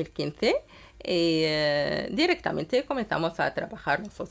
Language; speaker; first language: Spanish; non-native, fluent; Arabic